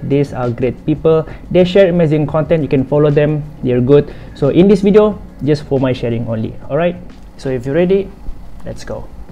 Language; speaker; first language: English; non-native, local second language; Malay